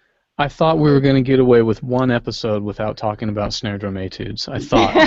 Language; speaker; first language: English; native; English